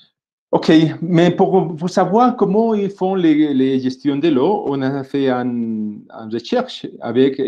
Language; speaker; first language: French; non-native, fluent; Spanish